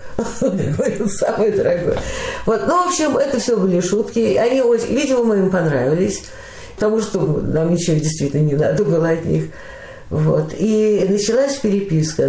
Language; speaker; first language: Russian; native; Russian